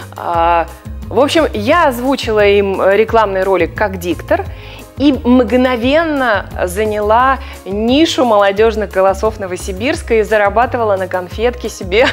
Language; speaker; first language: Russian; native; Russian